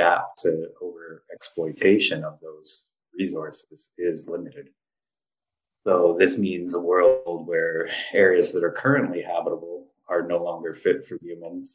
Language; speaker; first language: English; native; English